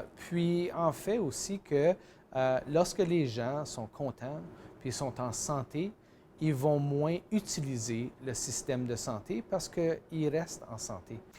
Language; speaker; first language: French; native; French